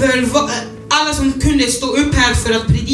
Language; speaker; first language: Swedish; non-native, learner; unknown